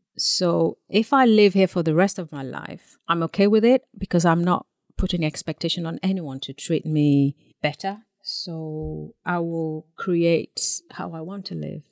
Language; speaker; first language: English; non-native, local second language; Yoruba